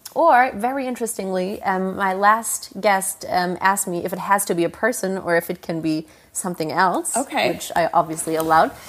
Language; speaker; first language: English; non-native, fluent; German